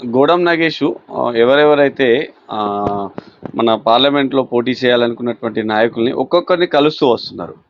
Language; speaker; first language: Telugu; native; Telugu